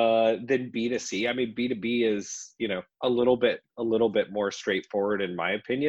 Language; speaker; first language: English; native; English